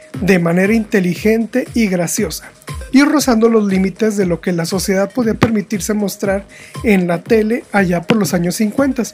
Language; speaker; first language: Spanish; native; Spanish